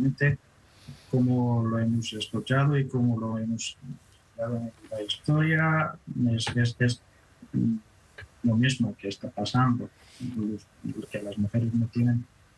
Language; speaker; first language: Spanish; non-native, fluent; Persian